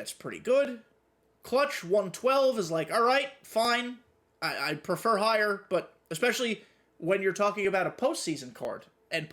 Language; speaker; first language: English; native; English